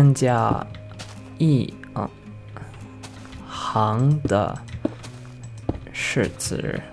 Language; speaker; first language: Chinese; non-native, learner; English